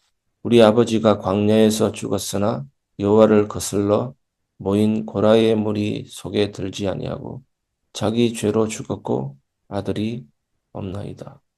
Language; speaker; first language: Korean; native; Korean